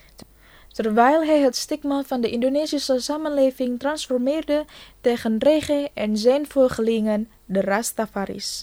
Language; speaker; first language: Dutch; non-native, fluent; Indonesian